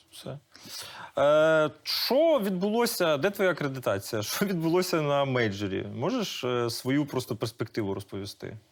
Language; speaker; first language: Ukrainian; native; Ukrainian